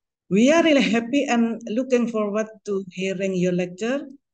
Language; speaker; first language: English; non-native, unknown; Indonesian